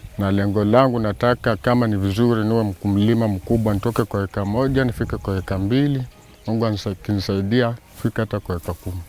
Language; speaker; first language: Swahili; non-native, local second language; Luo (Kenya and Tanzania)